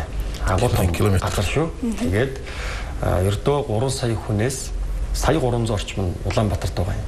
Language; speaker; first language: Mongolian; native; Mongolian